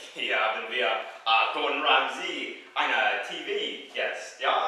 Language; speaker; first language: German; non-native, learner; English